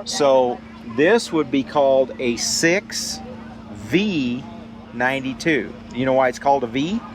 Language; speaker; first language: English; native; English